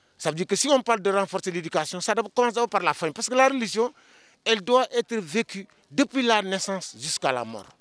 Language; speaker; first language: French; non-native, local second language; Wolof